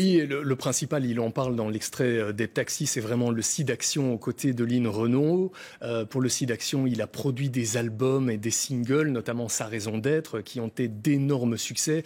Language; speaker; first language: French; native; French